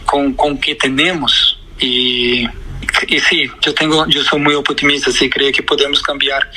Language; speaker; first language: Spanish; non-native, fluent; Portuguese